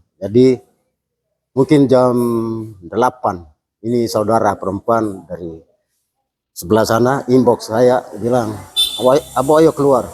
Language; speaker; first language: Indonesian; non-native, local second language; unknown